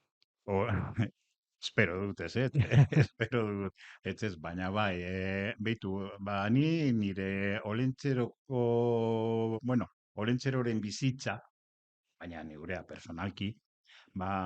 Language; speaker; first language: Basque; non-native, local second language; Spanish